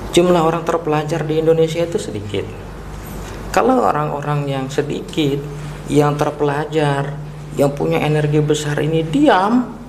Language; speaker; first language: Indonesian; native; Indonesian